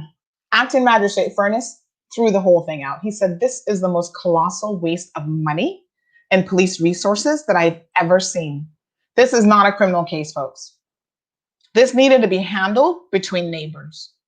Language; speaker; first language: English; native; English